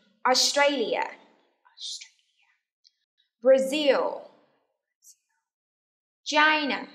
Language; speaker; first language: English; non-native, fluent; Vietnamese